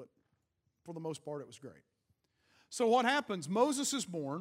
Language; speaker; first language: English; native; English